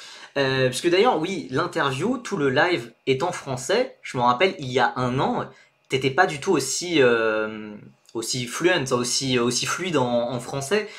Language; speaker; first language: French; native; French